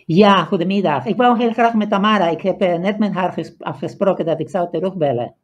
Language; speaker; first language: Dutch; non-native, fluent; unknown